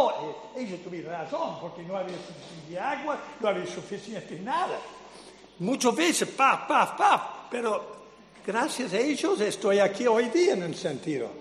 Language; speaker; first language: Spanish; non-native, fluent; English